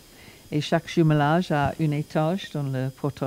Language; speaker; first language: French; non-native, learner; English